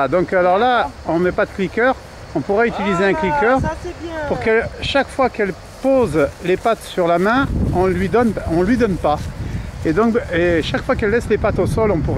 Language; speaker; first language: French; native; French